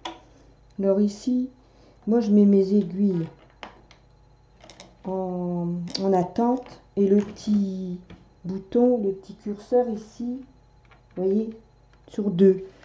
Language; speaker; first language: French; native; French